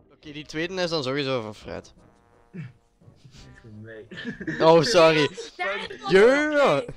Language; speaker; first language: Dutch; native; Dutch